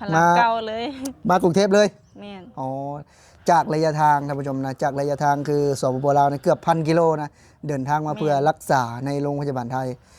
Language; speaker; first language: Lao; native; Lao